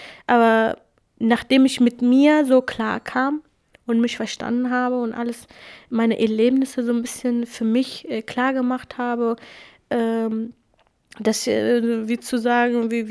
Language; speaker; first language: German; non-native, fluent; Kurdish